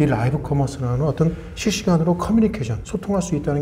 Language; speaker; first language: Korean; native; Korean